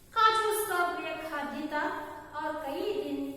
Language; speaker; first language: Hindi; non-native, local second language; Kannada